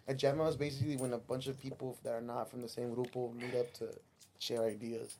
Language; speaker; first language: English; early bilingual, other home language; Spanish